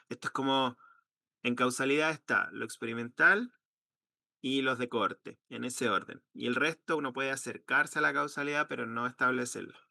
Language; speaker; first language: Spanish; native; Spanish